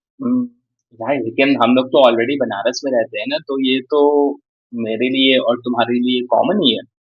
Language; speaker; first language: Hindi; native; Hindi